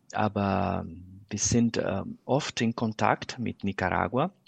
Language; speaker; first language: German; non-native, fluent; Portuguese